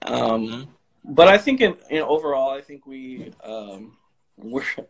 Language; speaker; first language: English; native; English